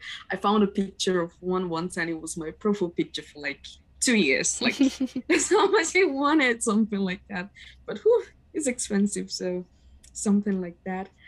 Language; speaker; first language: English; non-native, local second language; Igbo